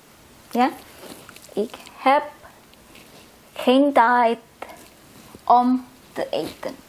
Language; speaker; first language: Dutch; non-native, fluent; Indonesian